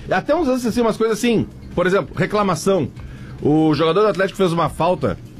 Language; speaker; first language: Portuguese; native; Portuguese